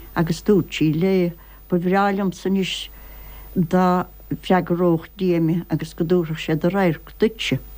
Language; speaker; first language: Irish; native; Irish